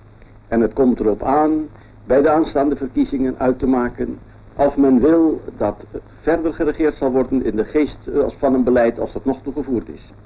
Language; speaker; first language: Dutch; native; Dutch